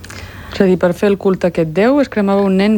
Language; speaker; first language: Catalan; native; Catalan